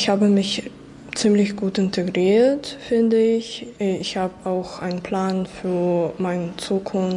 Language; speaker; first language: German; non-native, fluent; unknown